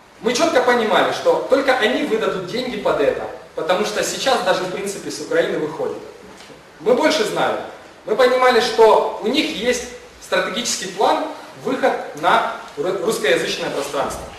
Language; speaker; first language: Russian; non-native, local second language; Ukrainian